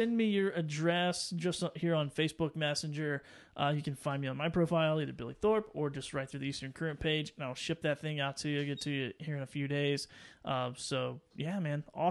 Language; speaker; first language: English; native; English